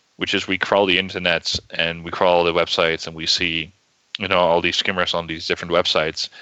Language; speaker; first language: English; non-native, fluent; Dutch